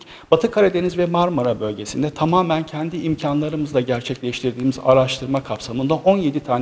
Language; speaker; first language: Turkish; native; Turkish